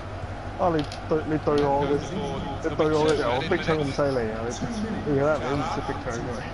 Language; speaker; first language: Chinese; non-native, local second language; Cantonese